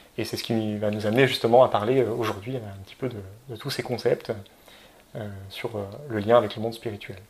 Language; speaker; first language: French; native; French